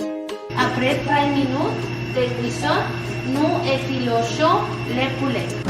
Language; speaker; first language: French; non-native, learner; Spanish